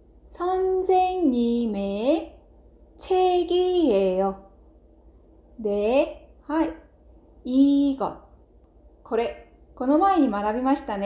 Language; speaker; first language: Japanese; non-native, fluent; Korean